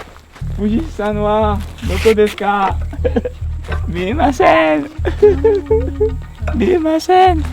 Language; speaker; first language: Japanese; non-native, learner; French